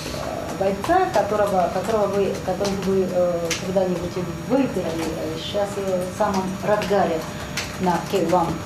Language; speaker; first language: Russian; non-native, fluent; Japanese